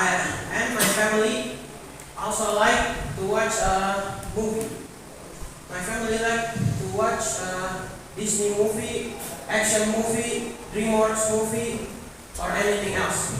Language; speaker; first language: English; non-native, learner; Indonesian